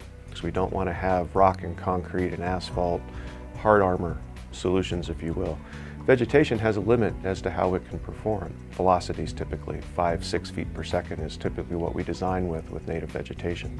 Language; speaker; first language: English; native; English